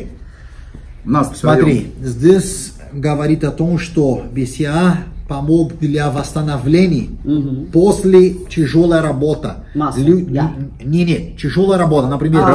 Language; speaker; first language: Russian; non-native, fluent; Portuguese